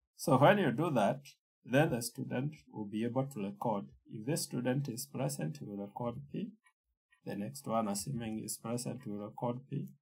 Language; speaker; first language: English; non-native, local second language; Kikuyu